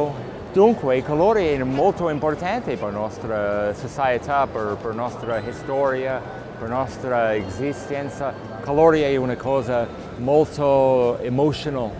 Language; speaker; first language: Italian; non-native, learner; English